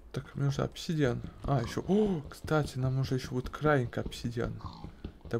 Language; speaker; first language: Russian; native; Russian